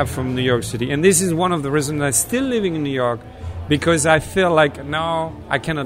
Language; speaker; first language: English; non-native, fluent; French